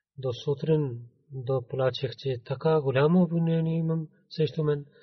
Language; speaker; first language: Bulgarian; non-native, learner; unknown